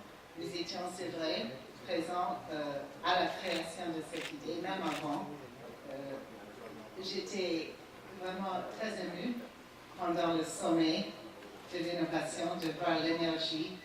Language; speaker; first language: French; non-native, fluent; English